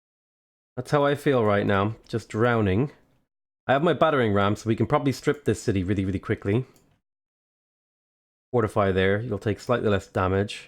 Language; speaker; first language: English; native; English